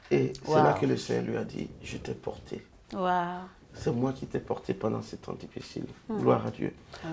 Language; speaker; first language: French; non-native, local second language; Lingala